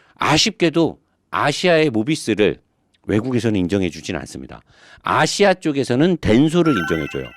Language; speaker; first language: Korean; native; Korean